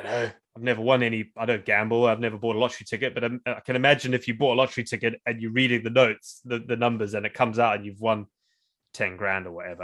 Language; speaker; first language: English; native; English